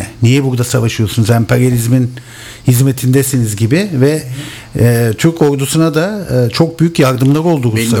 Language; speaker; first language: Turkish; native; Turkish